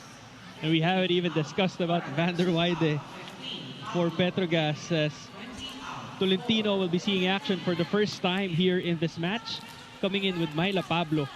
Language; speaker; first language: English; non-native, local second language; Filipino